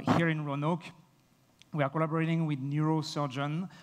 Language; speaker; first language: English; non-native, fluent; French